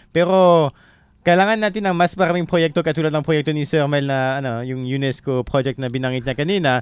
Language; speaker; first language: Filipino; non-native, fluent; French